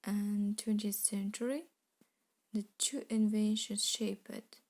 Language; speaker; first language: English; non-native, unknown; Kazakh